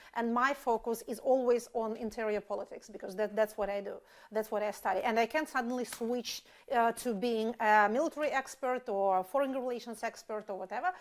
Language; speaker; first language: English; non-native, fluent; Russian